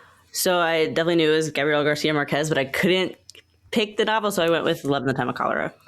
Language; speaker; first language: English; native; English